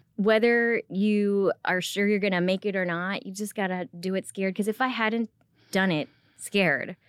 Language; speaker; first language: English; early bilingual, other home language; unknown